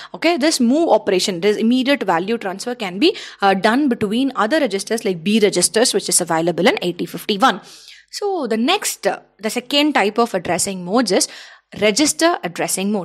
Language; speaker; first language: English; non-native, local second language; Tamil